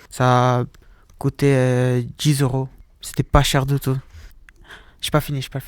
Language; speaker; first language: French; non-native, learner; Portuguese